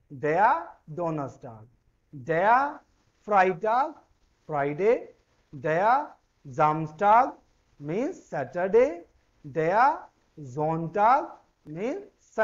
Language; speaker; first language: German; non-native, fluent; Hindi